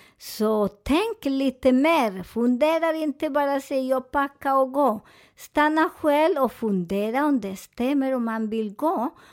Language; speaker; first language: Swedish; non-native, fluent; Spanish